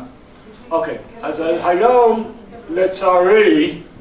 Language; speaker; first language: Hebrew; non-native, fluent; English